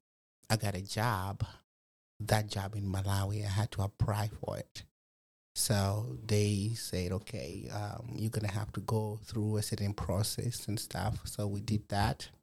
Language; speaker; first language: English; non-native, local second language; Nyanja